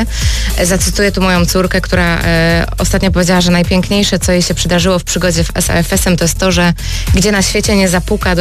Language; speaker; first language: Polish; native; Polish